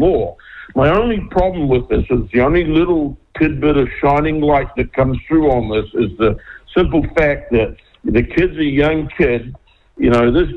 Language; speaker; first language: English; native; English